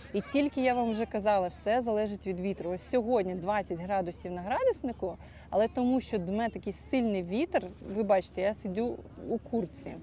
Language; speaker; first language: Ukrainian; non-native, local second language; Russian